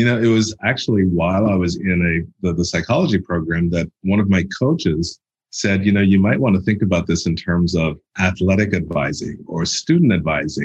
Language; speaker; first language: English; native; English